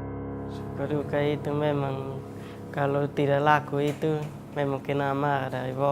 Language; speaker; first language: Indonesian; non-native, local second language; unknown